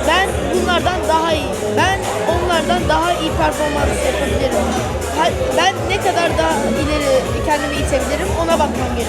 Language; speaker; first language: Turkish; early bilingual, heritage; Turkish